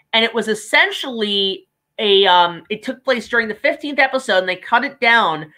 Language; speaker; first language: English; native; English